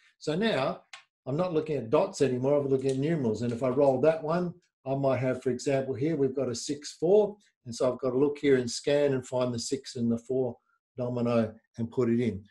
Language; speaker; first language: English; native; English